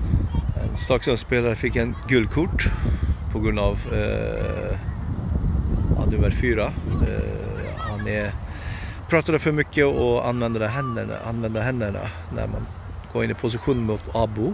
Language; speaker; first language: Swedish; non-native, fluent; Turkish